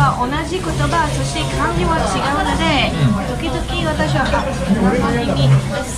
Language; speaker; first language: Japanese; non-native, learner; French